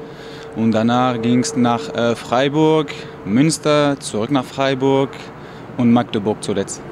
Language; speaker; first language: German; non-native, fluent; French